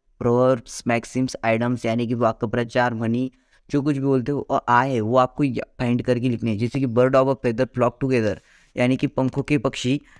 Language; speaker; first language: Hindi; non-native, local second language; Marathi